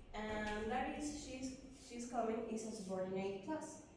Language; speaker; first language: English; non-native, learner; Spanish